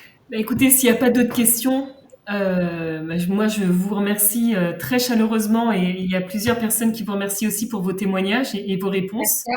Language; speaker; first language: French; native; French